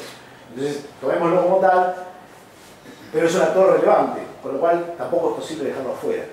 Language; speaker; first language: Spanish; native; Spanish